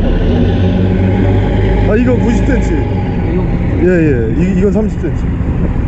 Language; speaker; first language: Korean; native; Korean